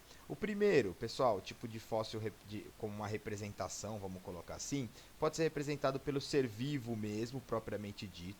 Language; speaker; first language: Portuguese; native; Portuguese